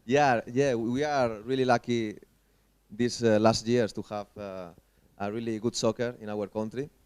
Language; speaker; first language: English; non-native, fluent; Spanish